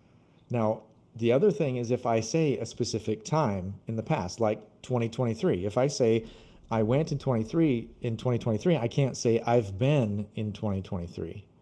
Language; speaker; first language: English; non-native, fluent; Portuguese